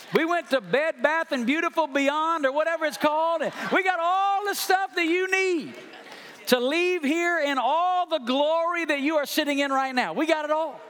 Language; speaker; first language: English; native; English